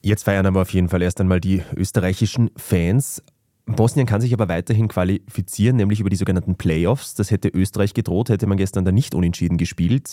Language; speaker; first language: German; native; German